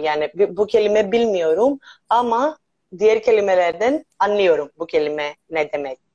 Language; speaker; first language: Turkish; non-native, learner; Greek